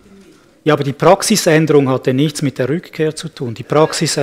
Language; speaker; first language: German; native; German